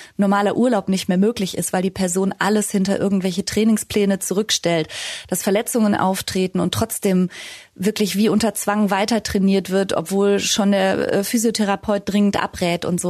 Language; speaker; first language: German; native; German